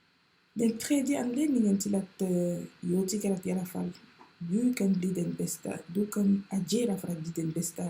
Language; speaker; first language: Swedish; non-native, fluent; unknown